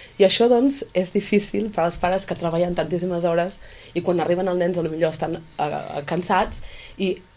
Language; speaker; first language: Catalan; non-native, fluent; English